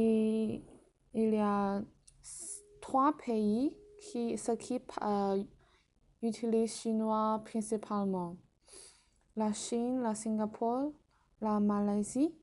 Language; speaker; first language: French; non-native, learner; Chinese